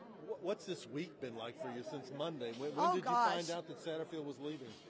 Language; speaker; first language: English; native; English